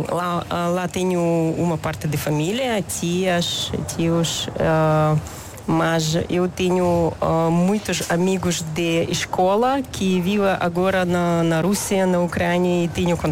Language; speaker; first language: Portuguese; non-native, learner; Uzbek